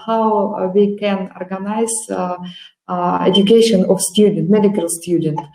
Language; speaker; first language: English; non-native, learner; Russian